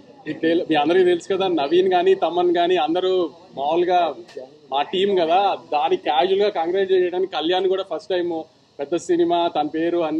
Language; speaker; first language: Telugu; native; Telugu